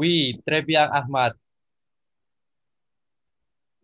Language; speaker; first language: French; non-native, learner; Indonesian